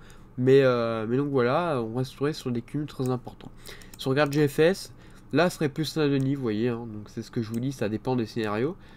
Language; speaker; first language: French; native; French